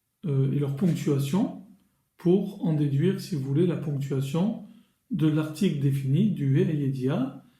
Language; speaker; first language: French; native; French